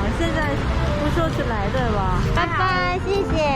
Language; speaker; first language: Chinese; non-native, learner; Korean